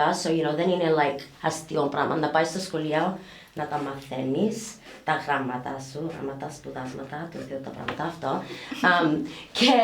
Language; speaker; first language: Greek; early bilingual, heritage; English